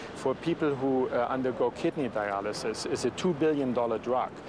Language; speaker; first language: English; non-native, fluent; German